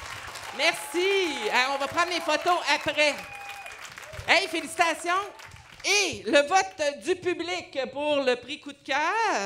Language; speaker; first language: French; native; French